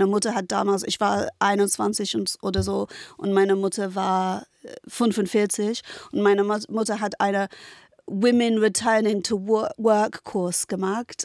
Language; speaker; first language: German; non-native, fluent; English